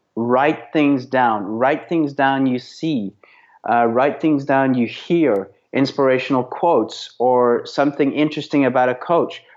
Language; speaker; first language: English; native; English